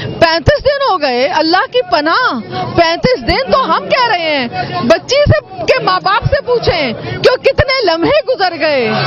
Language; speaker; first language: Urdu; native; Urdu